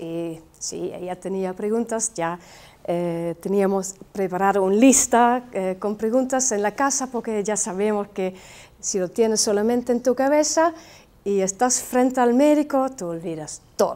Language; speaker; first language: Spanish; non-native, fluent; Dutch